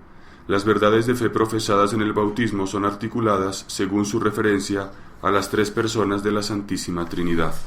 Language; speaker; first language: Spanish; native; Spanish